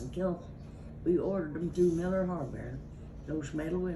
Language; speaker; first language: English; native; English